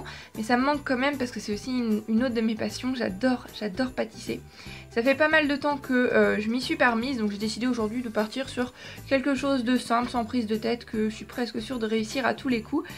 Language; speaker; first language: French; native; French